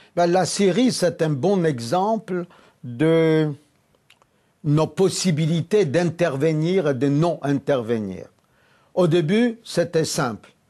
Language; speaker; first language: French; non-native, fluent; Polish